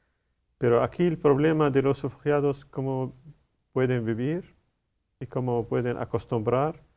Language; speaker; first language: Spanish; non-native, learner; Arabic